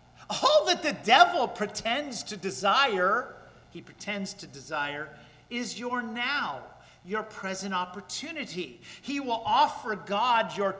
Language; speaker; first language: English; native; English